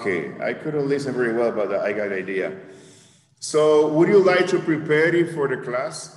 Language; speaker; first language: English; non-native, fluent; Spanish